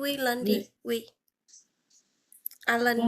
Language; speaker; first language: French; non-native, learner; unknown